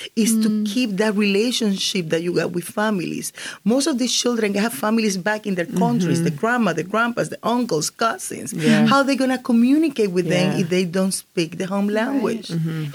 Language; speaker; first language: English; non-native, fluent; Spanish